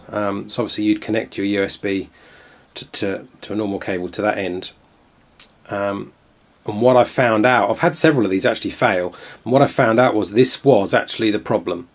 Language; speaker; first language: English; native; English